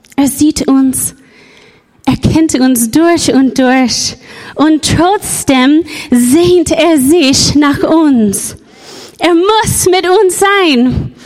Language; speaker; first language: German; non-native, fluent; English